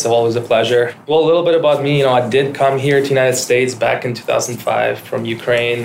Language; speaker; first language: English; non-native, fluent; Ukrainian